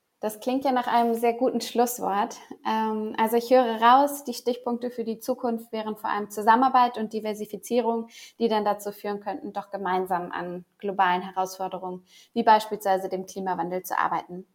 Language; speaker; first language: German; native; German